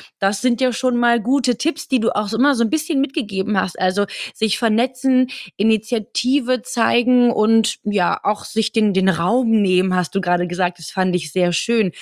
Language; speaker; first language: German; native; German